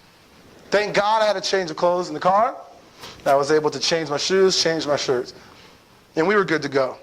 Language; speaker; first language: English; native; English